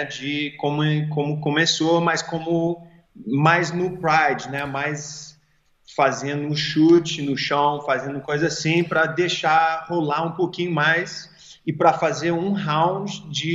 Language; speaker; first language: Portuguese; early bilingual, heritage; English